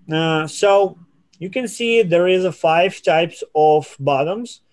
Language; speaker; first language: English; non-native, fluent; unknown